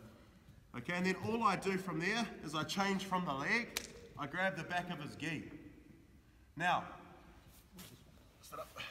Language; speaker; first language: English; native; English